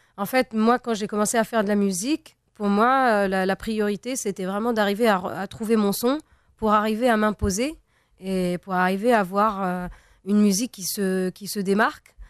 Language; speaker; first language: French; non-native, local second language; Arabic